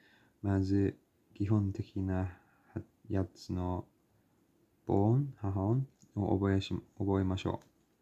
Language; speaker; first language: Japanese; non-native, learner; English